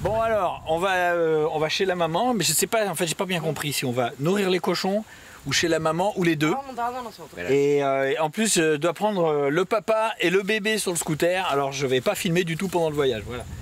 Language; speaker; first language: French; native; French